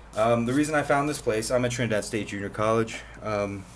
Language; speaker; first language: English; native; English